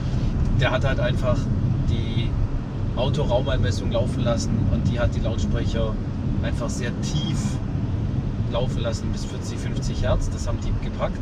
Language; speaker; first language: German; native; German